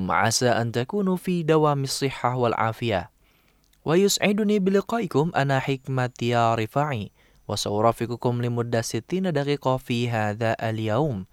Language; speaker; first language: Arabic; non-native, fluent; Indonesian